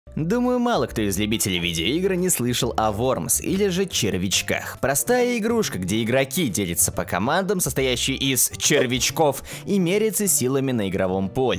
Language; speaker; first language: Russian; native; Russian